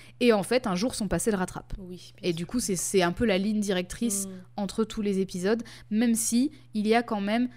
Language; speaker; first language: French; native; French